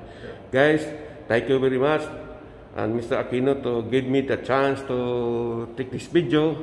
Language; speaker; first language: English; non-native, learner; Filipino